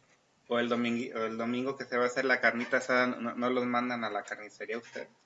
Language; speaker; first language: Spanish; native; Spanish